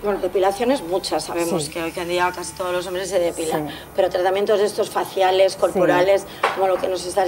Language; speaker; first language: Spanish; non-native, fluent; Portuguese